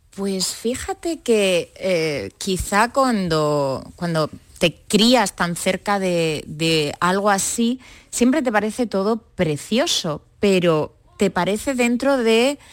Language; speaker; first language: Spanish; native; Spanish